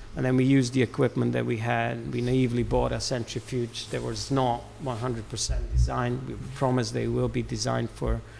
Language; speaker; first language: English; non-native, fluent; Serbian